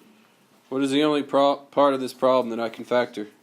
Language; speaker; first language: English; native; English